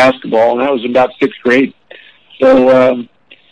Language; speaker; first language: English; native; English